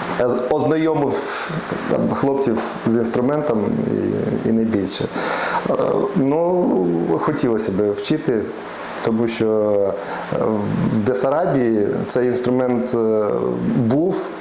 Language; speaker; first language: Ukrainian; non-native, local second language; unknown